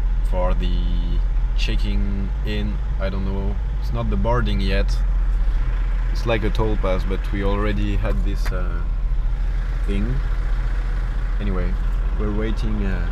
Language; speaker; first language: English; non-native, fluent; French